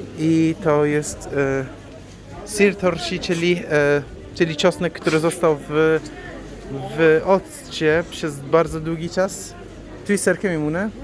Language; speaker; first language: Polish; non-native, fluent; Persian